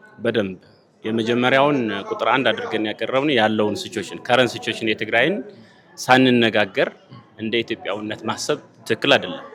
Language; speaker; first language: Amharic; non-native, local second language; Tigrinya